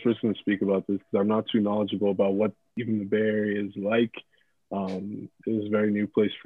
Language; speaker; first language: English; non-native, local second language; Yoruba